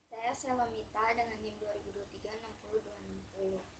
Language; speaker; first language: Indonesian; native; Indonesian